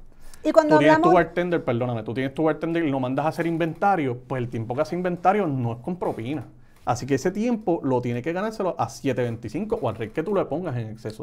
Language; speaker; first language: Spanish; native; Spanish